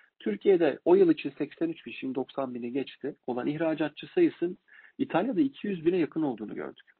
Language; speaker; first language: Turkish; native; Turkish